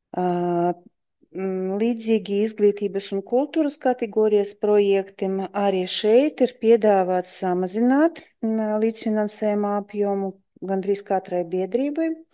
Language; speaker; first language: Latvian; non-native, local second language; Russian